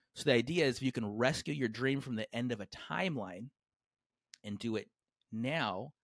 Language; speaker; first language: English; native; English